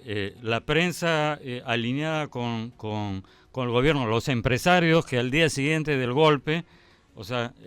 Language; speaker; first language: Spanish; native; Spanish